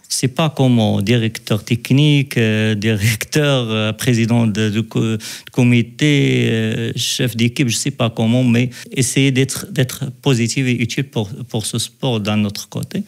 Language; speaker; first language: French; non-native, local second language; Arabic